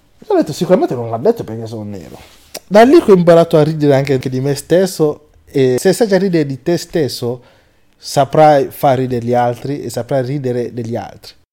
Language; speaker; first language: Italian; non-native, fluent; Lingala